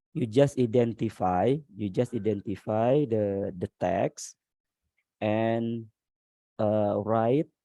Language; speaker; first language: English; non-native, learner; Indonesian